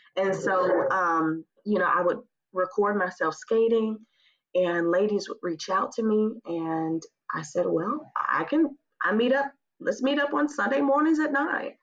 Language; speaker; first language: English; native; English